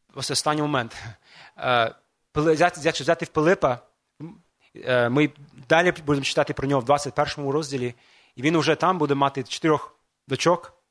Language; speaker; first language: Ukrainian; non-native, fluent; English